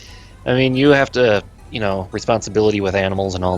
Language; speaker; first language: English; native; English